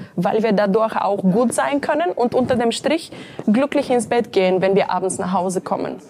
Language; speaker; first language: German; non-native, fluent; Bulgarian